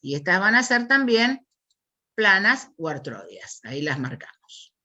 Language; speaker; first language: Spanish; native; Spanish